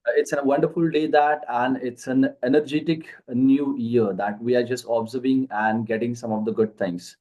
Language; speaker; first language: English; non-native, local second language; Marathi